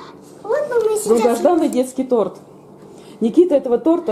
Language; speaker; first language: Russian; native; Russian